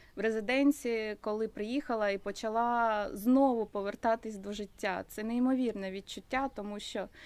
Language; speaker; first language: Ukrainian; native; Ukrainian